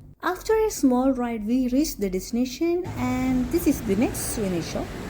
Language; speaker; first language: English; non-native, local second language; Malayalam